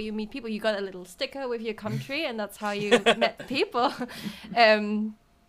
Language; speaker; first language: English; non-native, fluent; German